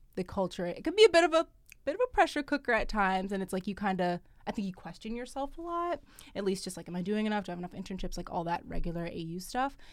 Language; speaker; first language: English; native; English